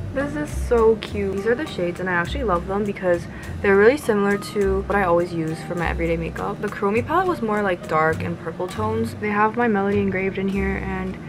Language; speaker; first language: English; native; English